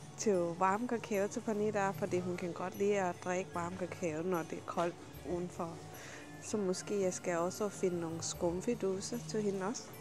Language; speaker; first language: Danish; non-native, learner; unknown